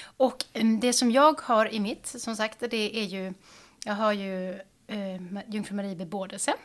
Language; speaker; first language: Swedish; native; Swedish